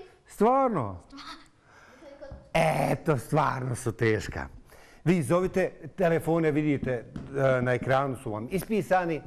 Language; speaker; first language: Bosnian; native; Bosnian